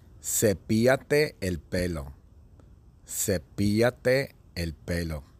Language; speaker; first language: Spanish; non-native, fluent; English